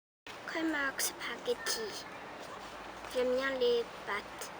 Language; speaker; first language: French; early bilingual, heritage; French